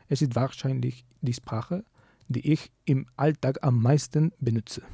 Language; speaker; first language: German; non-native, learner; Spanish